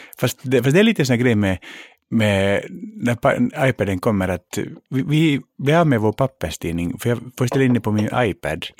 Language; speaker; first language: Swedish; native; Swedish